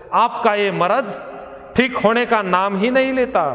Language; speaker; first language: Hindi; non-native, local second language; Marathi